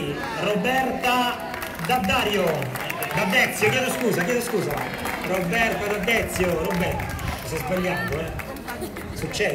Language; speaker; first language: Italian; native; Italian